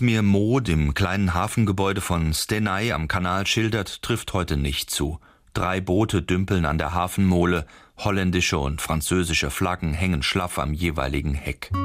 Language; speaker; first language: German; native; German